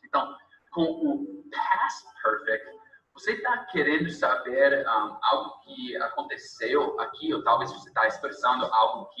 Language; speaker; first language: Portuguese; non-native, fluent; English